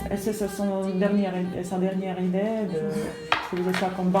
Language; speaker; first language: French; non-native, learner; Russian